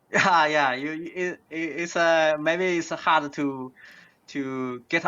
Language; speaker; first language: English; non-native, learner; Chinese